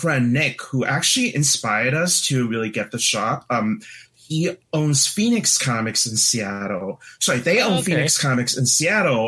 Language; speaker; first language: English; non-native, local second language; Cantonese